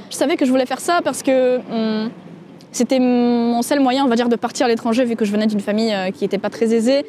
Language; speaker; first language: French; non-native, fluent; Polish